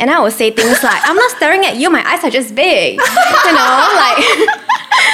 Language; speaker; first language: English; non-native, local second language; Chinese